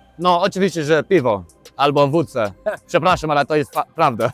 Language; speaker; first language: Polish; non-native, learner; English